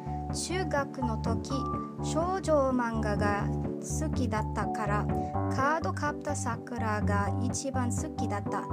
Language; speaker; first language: Japanese; non-native, learner; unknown